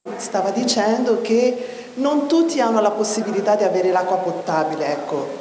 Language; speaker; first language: Italian; non-native, fluent; Malagasy